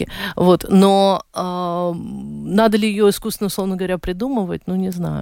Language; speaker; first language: Russian; native; Russian